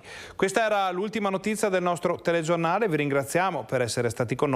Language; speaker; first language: Italian; native; Italian